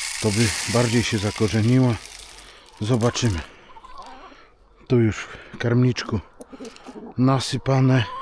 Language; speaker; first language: Polish; native; Polish